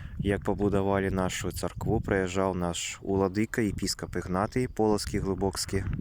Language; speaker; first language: Belarusian; native; Belarusian